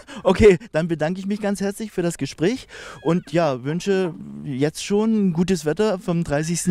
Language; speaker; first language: German; native; German